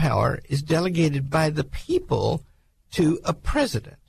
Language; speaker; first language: English; native; English